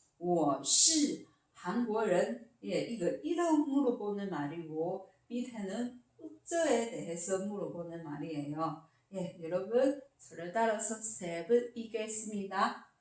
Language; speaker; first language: Korean; non-native, learner; Chinese